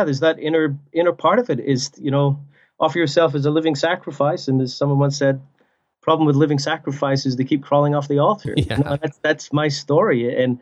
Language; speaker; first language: English; native; English